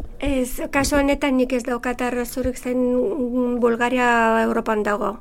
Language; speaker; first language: Basque; non-native, fluent; Bulgarian